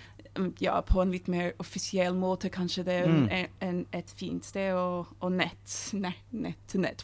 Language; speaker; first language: Swedish; non-native, fluent; English